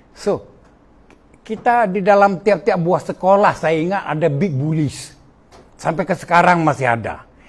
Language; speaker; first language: Malay; non-native, local second language; Min Nan Chinese